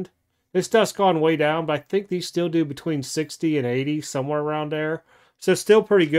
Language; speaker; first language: English; native; English